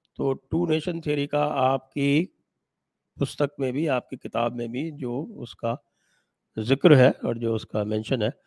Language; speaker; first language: Hindi; native; Hindi